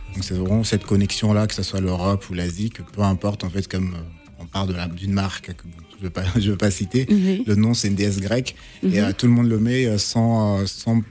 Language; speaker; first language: French; non-native, local second language; Lingala